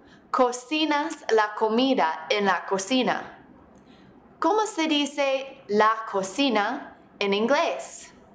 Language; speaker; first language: Spanish; non-native, fluent; English